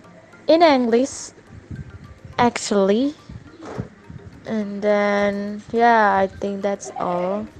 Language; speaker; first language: English; non-native, learner; Indonesian